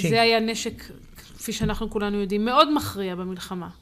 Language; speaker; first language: Hebrew; native; Hebrew